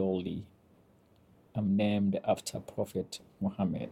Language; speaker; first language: English; non-native, local second language; Somali